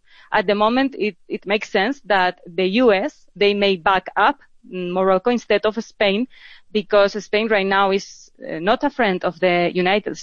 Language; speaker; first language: English; non-native, fluent; Spanish